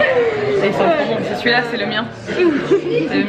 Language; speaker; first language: French; native; French